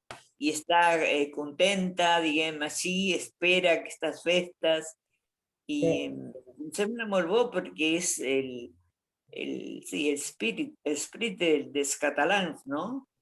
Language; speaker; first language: Catalan; non-native, fluent; Spanish